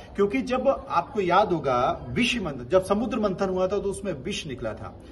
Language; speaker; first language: Hindi; native; Hindi